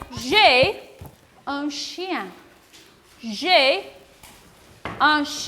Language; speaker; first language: French; non-native, fluent; English